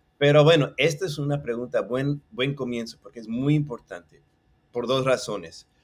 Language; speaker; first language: Spanish; early bilingual, other home language; English